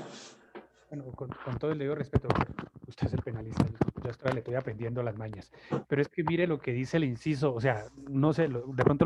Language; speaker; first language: Spanish; native; Spanish